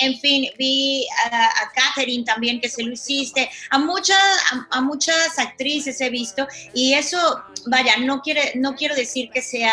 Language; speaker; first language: Spanish; native; Spanish